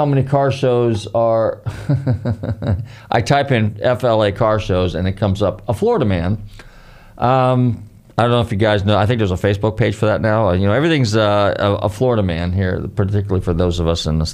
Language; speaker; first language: English; native; English